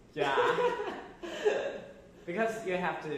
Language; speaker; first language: English; non-native, fluent; Chinese